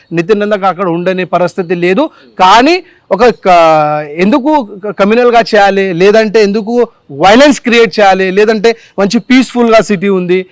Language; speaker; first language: Telugu; non-native, local second language; Marathi